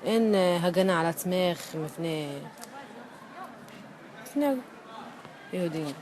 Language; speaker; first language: Hebrew; non-native, local second language; Arabic